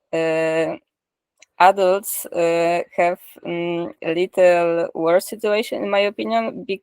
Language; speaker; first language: English; non-native, learner; Polish